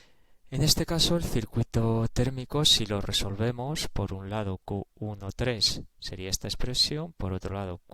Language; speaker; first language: Spanish; native; Spanish